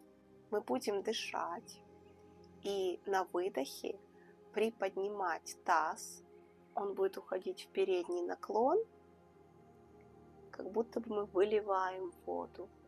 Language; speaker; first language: Russian; native; Russian